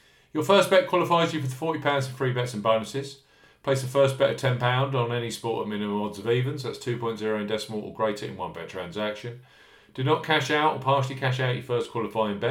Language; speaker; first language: English; native; English